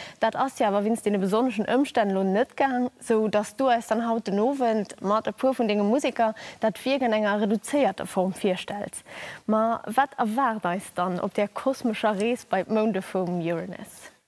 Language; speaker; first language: German; non-native, local second language; Luxembourgish